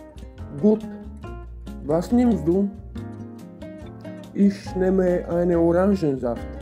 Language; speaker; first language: German; non-native, fluent; Bulgarian